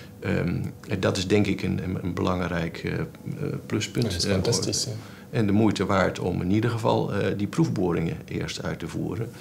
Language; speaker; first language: Dutch; native; Dutch